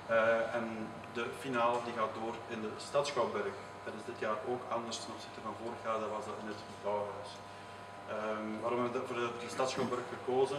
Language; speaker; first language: Dutch; native; Dutch